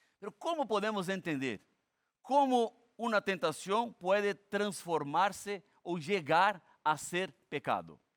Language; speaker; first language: Spanish; non-native, fluent; Portuguese